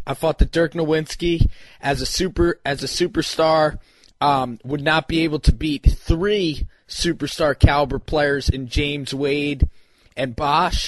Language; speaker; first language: English; native; English